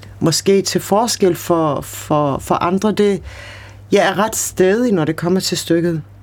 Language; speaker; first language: Danish; early bilingual, other home language; Kurdish